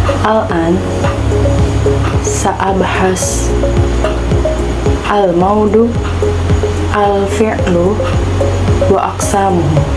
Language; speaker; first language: Arabic; non-native, learner; Indonesian